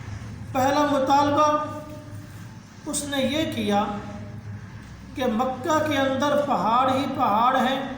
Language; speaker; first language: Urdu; non-native, local second language; Punjabi